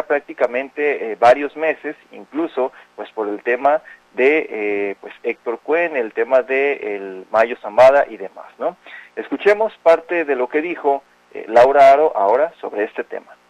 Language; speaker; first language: Spanish; native; Spanish